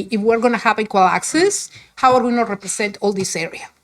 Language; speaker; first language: English; non-native, fluent; Spanish